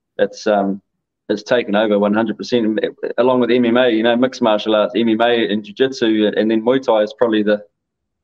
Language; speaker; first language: English; native; English